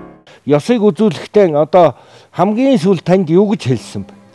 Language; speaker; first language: Mongolian; native; Mongolian